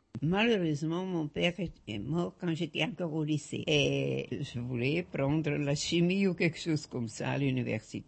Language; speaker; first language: French; non-native, fluent; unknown